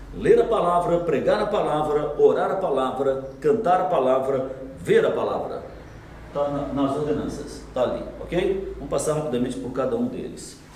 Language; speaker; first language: Portuguese; native; Portuguese